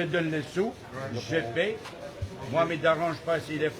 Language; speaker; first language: French; non-native, learner; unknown